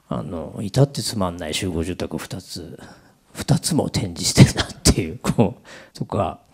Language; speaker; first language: Japanese; native; Japanese